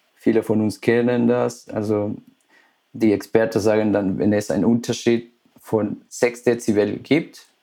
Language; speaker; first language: German; non-native, fluent; Spanish